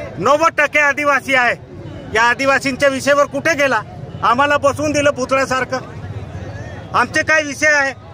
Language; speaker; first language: Marathi; non-native, local second language; Bhili